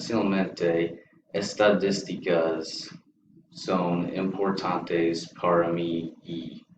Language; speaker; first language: Spanish; non-native, learner; English